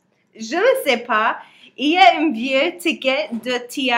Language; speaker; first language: French; non-native, learner; English